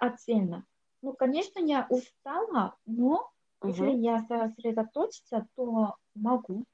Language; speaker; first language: Russian; non-native, learner; Korean